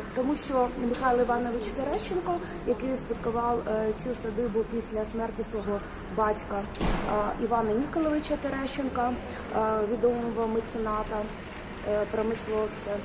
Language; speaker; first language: Ukrainian; native; Ukrainian